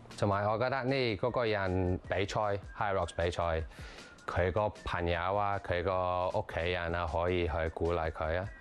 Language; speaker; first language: Cantonese; non-native, learner; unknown